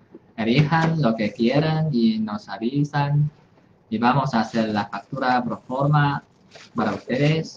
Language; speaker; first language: Spanish; non-native, fluent; Chinese